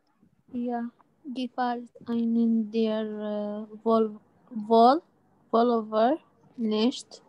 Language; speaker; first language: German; non-native, learner; Arabic